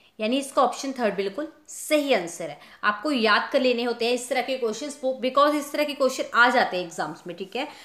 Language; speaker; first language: Hindi; non-native, local second language; Punjabi